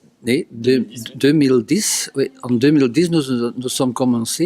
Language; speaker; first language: French; non-native, local second language; Dutch